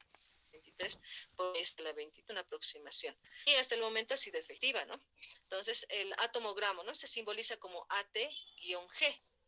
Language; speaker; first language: Spanish; native; Spanish